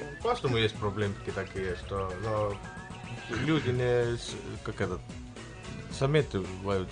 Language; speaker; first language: Russian; non-native, learner; Estonian